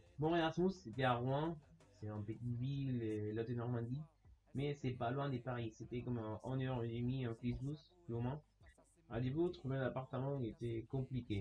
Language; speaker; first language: French; non-native, learner; Spanish